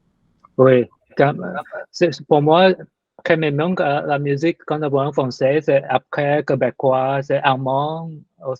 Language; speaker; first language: French; non-native, learner; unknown